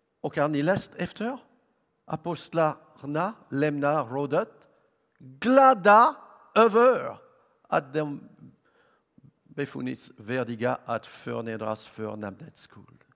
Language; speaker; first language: Swedish; non-native, learner; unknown